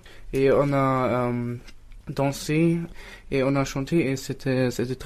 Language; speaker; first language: French; non-native, learner; German